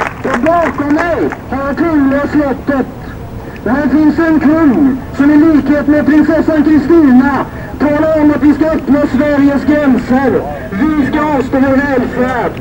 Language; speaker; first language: Swedish; native; Swedish